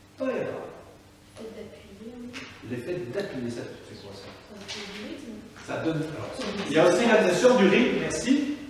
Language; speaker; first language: French; native; French